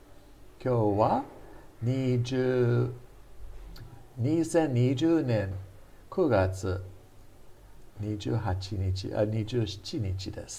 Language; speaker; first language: Japanese; non-native, fluent; English